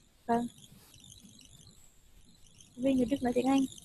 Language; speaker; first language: Vietnamese; native; Vietnamese